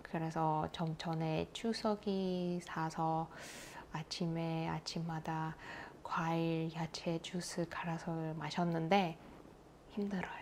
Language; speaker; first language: Korean; non-native, fluent; Russian